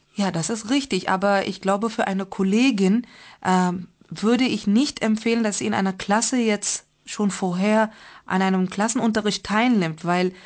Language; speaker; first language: German; non-native, fluent; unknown